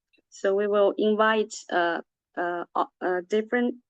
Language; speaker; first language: English; non-native, fluent; Chinese